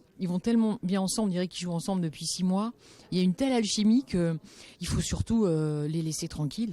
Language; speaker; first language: French; native; French